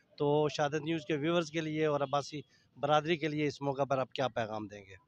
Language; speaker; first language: Urdu; non-native, local second language; Northern Hindko